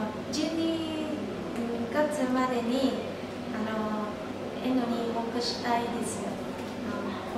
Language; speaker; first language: Japanese; non-native, learner; Vietnamese